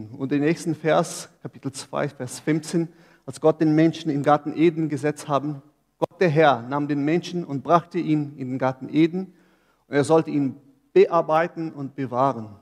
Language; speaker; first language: German; non-native, fluent; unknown